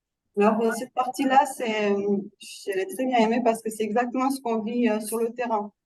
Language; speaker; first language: French; non-native, fluent; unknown